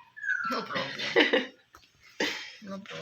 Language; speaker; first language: English; non-native, learner; Indonesian